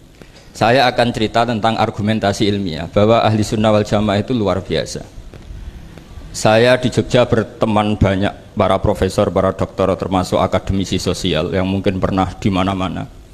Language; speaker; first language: Indonesian; native; Indonesian